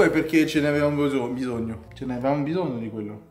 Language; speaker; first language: Italian; early bilingual, heritage; Italian